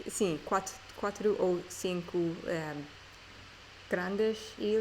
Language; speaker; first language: Portuguese; non-native, learner; English